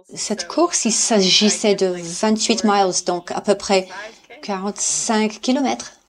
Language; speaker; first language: French; non-native, fluent; English